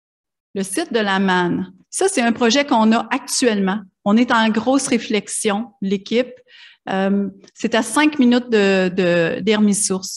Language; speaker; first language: French; native; French